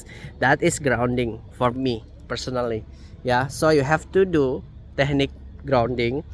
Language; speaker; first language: English; non-native, learner; Indonesian